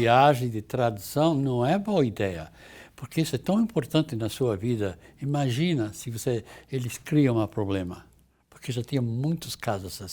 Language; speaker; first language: Portuguese; non-native, fluent; English